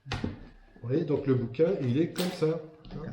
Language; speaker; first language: French; native; French